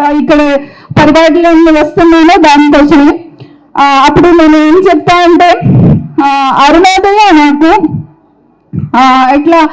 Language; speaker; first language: Telugu; non-native, local second language; Malayalam